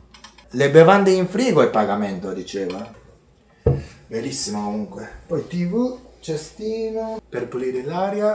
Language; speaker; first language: Italian; non-native, learner; Japanese